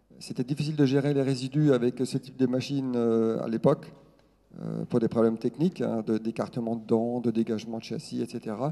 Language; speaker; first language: French; non-native, local second language; Swiss German